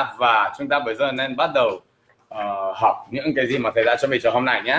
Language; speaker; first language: Vietnamese; non-native, fluent; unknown